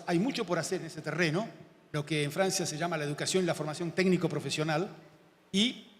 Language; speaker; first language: Spanish; native; Spanish